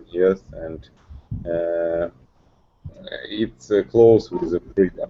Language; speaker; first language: English; non-native, learner; Russian